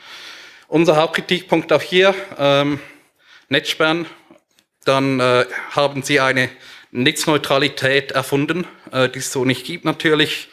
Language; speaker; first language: German; native; German